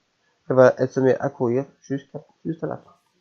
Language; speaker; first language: French; native; French